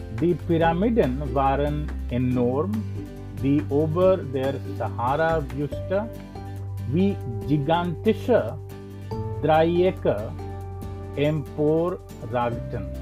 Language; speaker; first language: German; non-native, learner; English